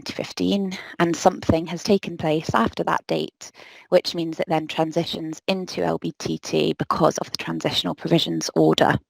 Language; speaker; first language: English; native; English